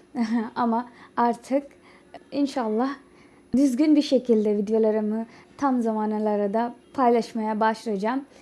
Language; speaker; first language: Turkish; non-native, fluent; Urdu